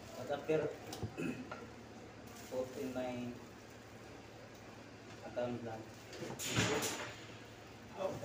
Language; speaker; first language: English; non-native, learner; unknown